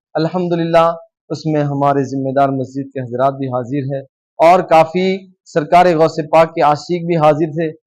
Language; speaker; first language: Urdu; non-native, local second language; Gujarati